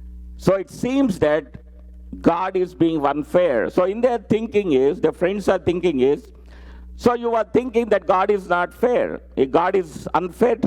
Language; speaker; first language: English; non-native, local second language; Telugu